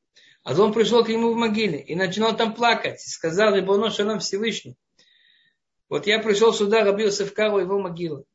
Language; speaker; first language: Russian; non-native, fluent; Hebrew